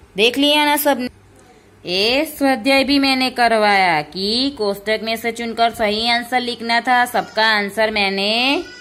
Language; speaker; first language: Hindi; non-native, local second language; Gujarati